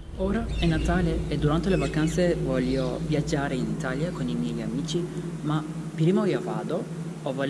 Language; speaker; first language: Italian; non-native, learner; Turkish